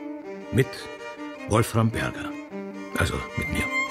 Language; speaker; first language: German; native; German